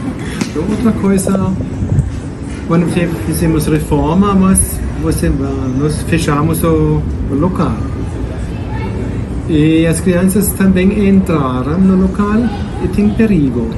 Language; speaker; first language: Portuguese; non-native, learner; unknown